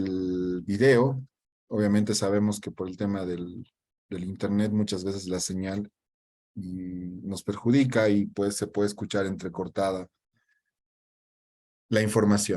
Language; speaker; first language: Spanish; native; Spanish